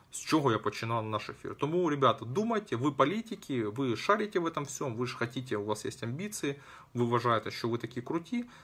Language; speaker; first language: Ukrainian; non-native, local second language; Russian